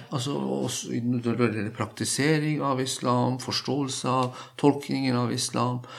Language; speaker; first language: Norwegian; non-native, fluent; Persian